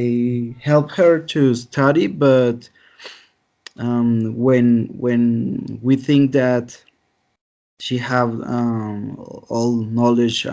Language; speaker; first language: English; non-native, learner; Spanish